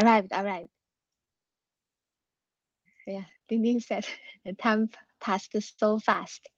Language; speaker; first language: English; non-native, learner; Chinese